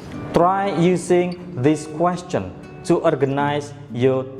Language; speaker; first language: English; non-native, fluent; Indonesian